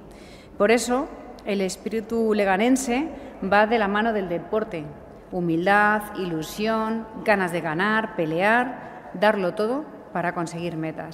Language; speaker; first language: Spanish; native; Spanish